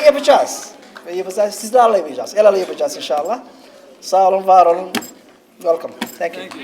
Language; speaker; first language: Turkish; non-native, fluent; Somali